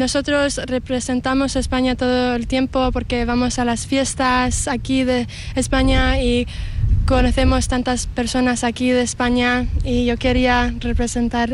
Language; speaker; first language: Spanish; early bilingual, heritage; English